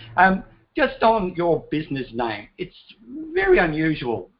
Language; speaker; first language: English; native; English